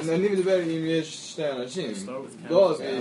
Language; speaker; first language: Hebrew; non-native, learner; English